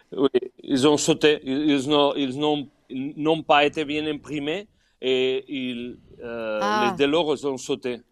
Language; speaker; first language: French; non-native, fluent; Catalan